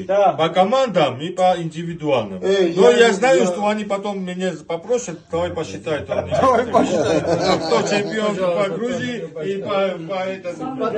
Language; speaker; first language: Russian; non-native, fluent; Georgian